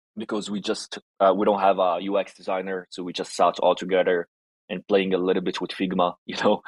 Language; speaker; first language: English; non-native, fluent; Italian